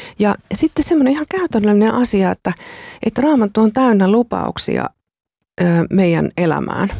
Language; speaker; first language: Finnish; native; Finnish